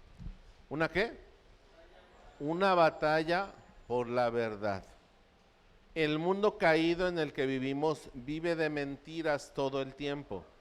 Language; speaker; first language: Spanish; native; Spanish